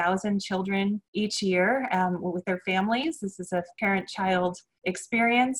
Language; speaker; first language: English; native; English